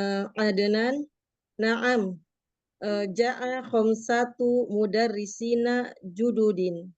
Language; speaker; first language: Arabic; non-native, learner; Indonesian